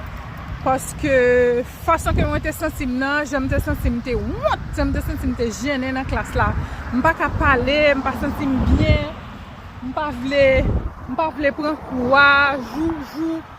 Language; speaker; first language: French; non-native, learner; Haitian Creole